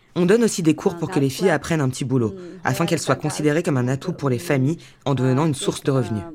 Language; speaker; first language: French; non-native, fluent; Bangla